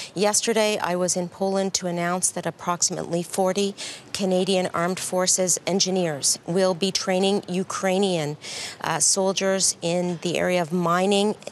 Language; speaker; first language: English; native; English